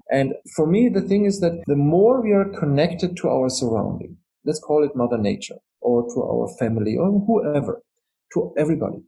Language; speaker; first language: English; non-native, fluent; German